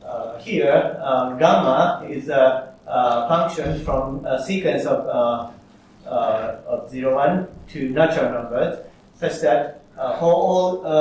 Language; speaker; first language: English; non-native, fluent; Japanese